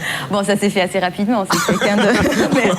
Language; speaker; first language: French; non-native, fluent; German